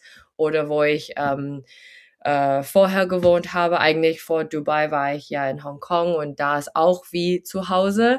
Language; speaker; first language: German; early bilingual, heritage; German